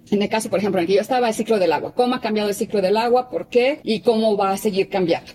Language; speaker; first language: Spanish; native; Spanish